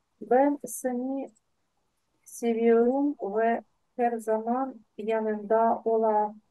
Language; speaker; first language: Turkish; non-native, learner; Ukrainian